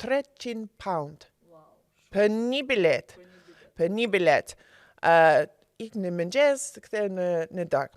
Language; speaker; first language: Albanian; non-native, learner; English